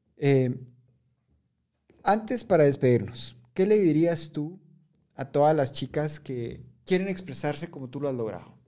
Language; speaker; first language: Spanish; native; Spanish